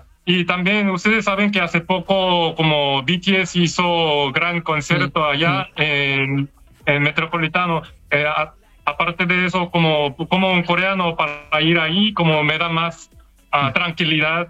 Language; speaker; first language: Spanish; non-native, learner; Korean